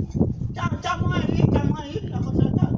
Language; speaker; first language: Spanish; non-native, learner; Haitian Creole